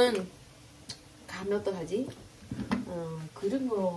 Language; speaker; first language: Korean; non-native, fluent; Vietnamese